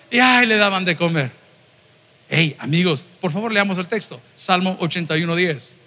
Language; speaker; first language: Spanish; native; Spanish